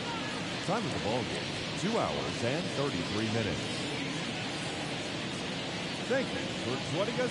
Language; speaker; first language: English; native; English